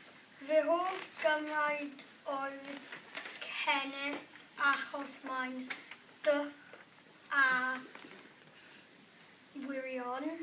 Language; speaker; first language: Welsh; non-native, learner; English